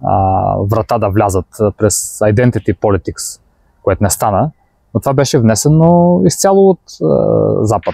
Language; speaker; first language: Bulgarian; native; Bulgarian